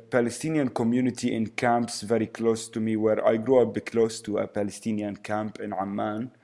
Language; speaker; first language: English; early bilingual, other home language; Arabic